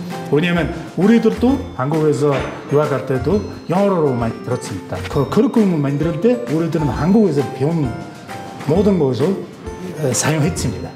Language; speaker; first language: Korean; non-native, fluent; Mongolian